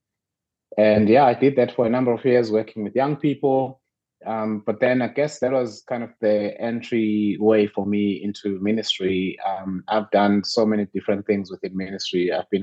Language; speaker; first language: English; non-native, local second language; Zulu